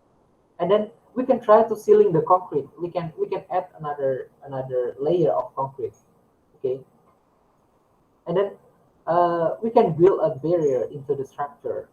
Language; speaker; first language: English; non-native, learner; Indonesian